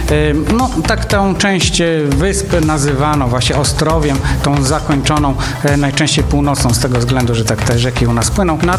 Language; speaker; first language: Polish; native; Polish